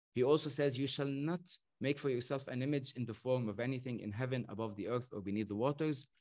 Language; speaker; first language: English; non-native, fluent; Arabic